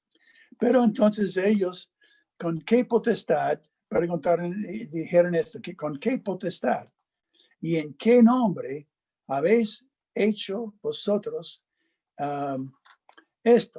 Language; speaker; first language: Spanish; non-native, fluent; English